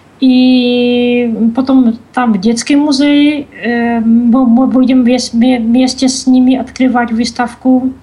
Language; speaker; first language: Russian; non-native, learner; Czech